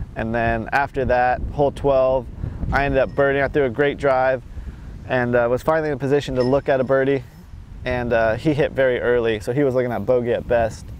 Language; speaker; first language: English; native; English